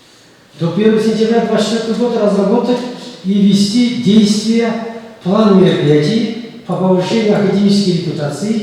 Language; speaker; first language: Russian; non-native, local second language; Kazakh